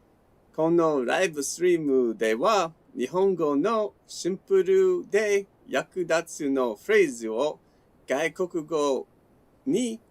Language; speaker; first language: Japanese; non-native, learner; English